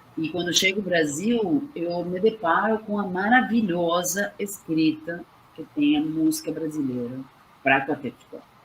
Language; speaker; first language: Portuguese; non-native, fluent; Spanish